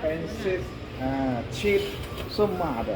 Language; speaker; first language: English; non-native, learner; Vietnamese